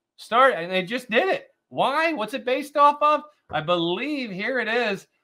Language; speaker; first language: English; native; English